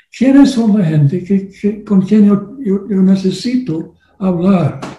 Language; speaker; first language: Spanish; non-native, learner; English